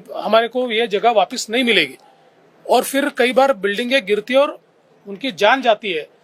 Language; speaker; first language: Hindi; non-native, local second language; Marathi